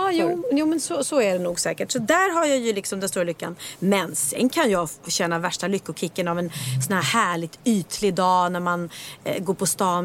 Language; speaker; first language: Swedish; native; Swedish